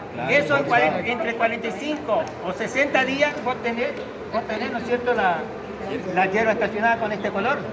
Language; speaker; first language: Spanish; native; Spanish